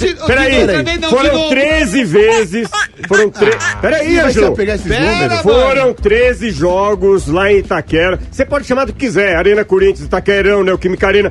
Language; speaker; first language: Portuguese; native; Portuguese